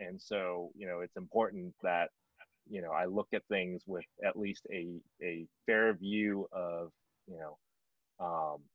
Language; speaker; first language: English; non-native, local second language; Cantonese